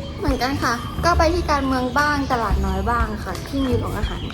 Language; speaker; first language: Thai; native; Thai